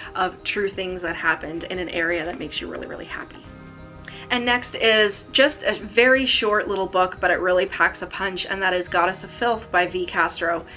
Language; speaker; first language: English; native; English